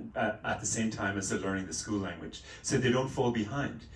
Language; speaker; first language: English; native; English